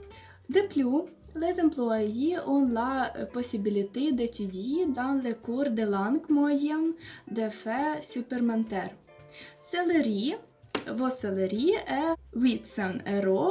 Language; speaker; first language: French; non-native, learner; Ukrainian